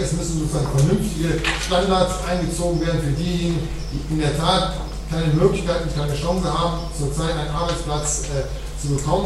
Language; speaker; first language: German; native; German